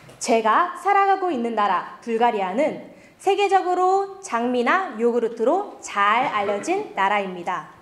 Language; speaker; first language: Korean; early bilingual, other home language; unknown